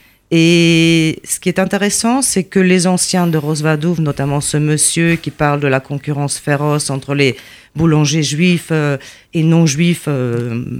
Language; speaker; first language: French; non-native, fluent; Polish